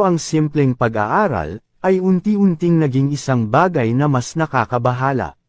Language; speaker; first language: Filipino; native; Filipino